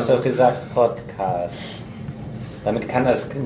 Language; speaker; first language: German; non-native, fluent; English